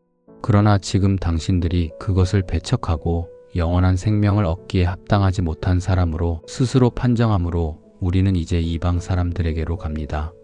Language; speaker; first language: Korean; native; Korean